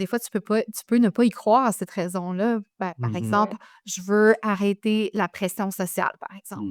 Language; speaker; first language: French; native; French